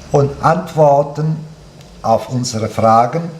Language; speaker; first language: German; non-native, fluent; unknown